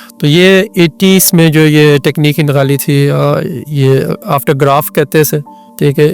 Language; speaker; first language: Urdu; non-native, local second language; Punjabi